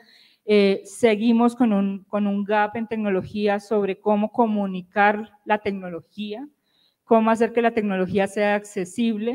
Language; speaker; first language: Spanish; native; Spanish